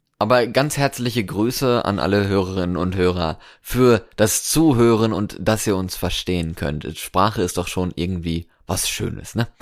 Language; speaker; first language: German; native; German